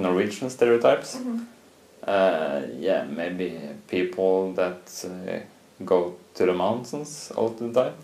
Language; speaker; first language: English; non-native, fluent; Norwegian